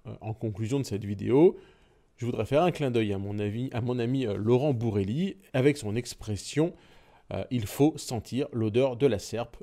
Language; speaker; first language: French; native; French